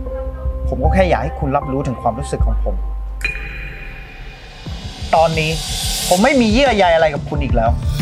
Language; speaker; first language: Thai; native; Thai